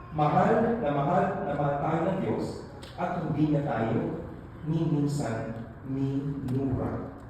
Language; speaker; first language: Filipino; non-native, local second language; Hiligaynon